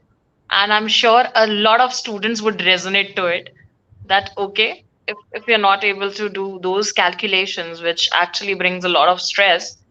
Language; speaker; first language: English; non-native, local second language; Hindi